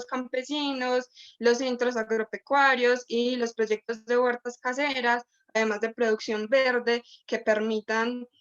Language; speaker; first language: Spanish; native; Spanish